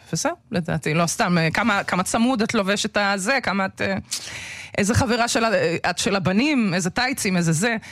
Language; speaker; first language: Hebrew; early bilingual, other home language; Russian